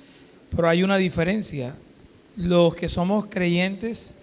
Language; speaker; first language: Spanish; native; Spanish